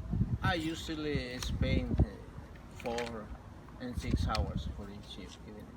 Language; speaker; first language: English; non-native, learner; Spanish